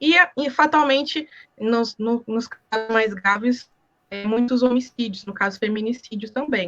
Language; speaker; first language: Portuguese; native; Portuguese